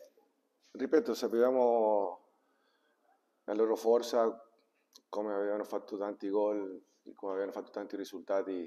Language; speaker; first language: Italian; non-native, fluent; Spanish